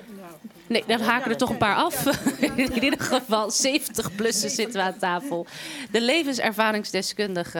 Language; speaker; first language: Dutch; native; Dutch